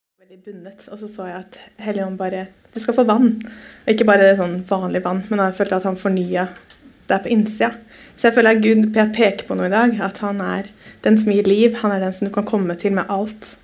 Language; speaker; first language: Norwegian; native; Norwegian